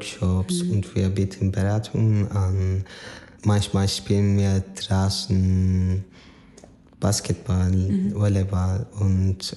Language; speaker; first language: German; non-native, fluent; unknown